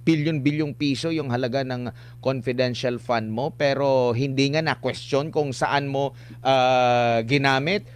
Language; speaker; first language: Filipino; non-native, local second language; Cebuano